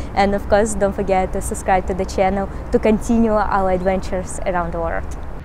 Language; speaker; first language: English; non-native, fluent; Russian